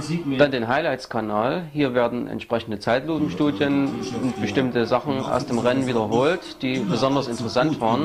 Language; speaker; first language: German; native; German